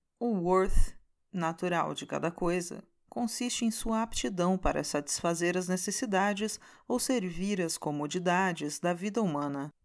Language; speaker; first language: Portuguese; native; Portuguese